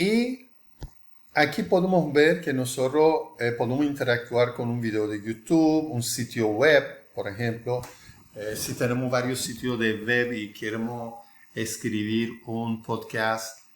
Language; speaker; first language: Spanish; non-native, fluent; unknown